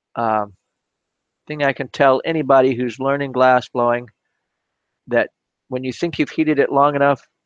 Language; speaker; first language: English; native; English